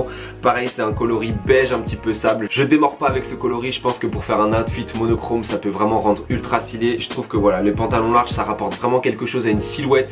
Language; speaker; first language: French; native; French